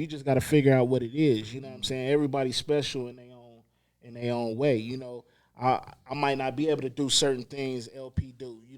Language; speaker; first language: English; native; English